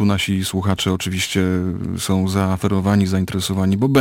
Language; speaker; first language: Polish; native; Polish